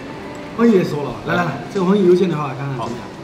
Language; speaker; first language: Chinese; native; Chinese